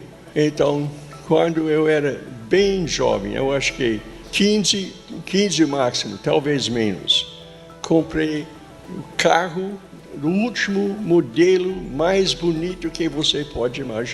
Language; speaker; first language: Portuguese; non-native, fluent; English